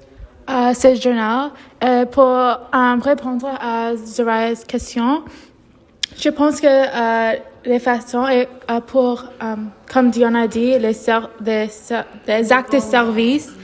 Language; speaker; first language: French; non-native, learner; English